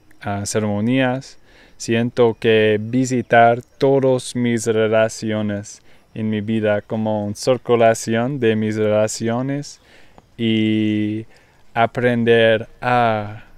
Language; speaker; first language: Spanish; non-native, learner; English